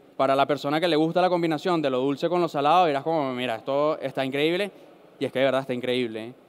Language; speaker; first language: Spanish; native; Spanish